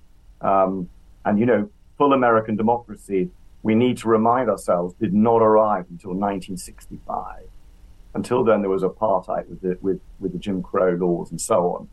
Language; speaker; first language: English; native; English